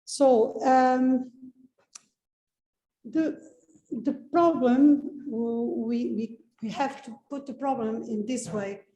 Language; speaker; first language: English; non-native, fluent; Portuguese